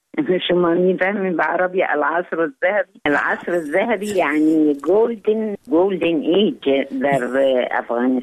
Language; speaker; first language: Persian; non-native, fluent; Arabic